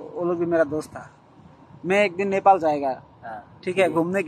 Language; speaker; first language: Hindi; non-native, learner; Bangla